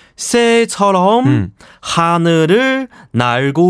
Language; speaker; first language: Korean; non-native, learner; Chinese